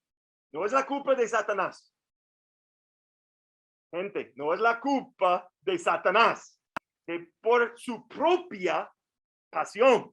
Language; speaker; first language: Spanish; non-native, fluent; English